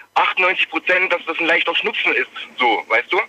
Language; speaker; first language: German; native; German